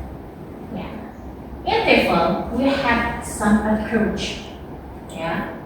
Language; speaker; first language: English; non-native, fluent; Indonesian